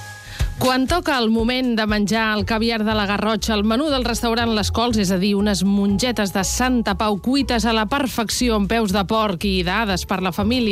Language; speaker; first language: Catalan; native; Catalan